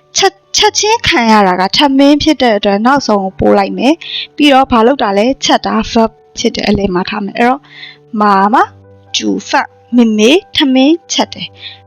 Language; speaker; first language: Burmese; native; Burmese